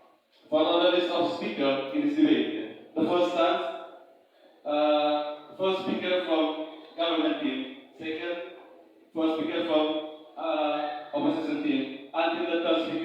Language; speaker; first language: English; non-native, local second language; Indonesian